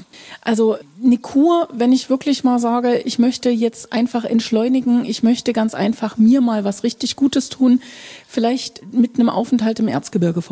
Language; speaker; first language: German; native; German